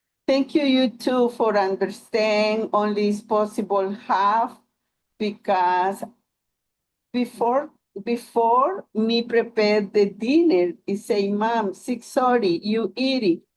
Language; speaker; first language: English; non-native, learner; Spanish